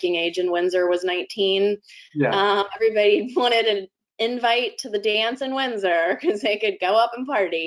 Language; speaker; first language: English; native; English